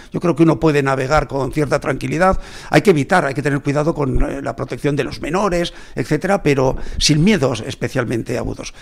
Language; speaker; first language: Spanish; native; Spanish